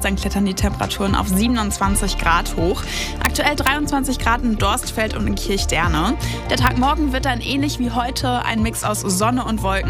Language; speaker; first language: German; native; German